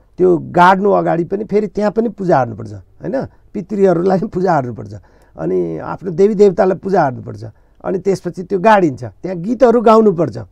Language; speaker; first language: Nepali; non-native, local second language; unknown